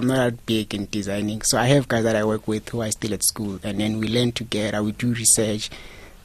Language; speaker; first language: English; non-native, local second language; Xhosa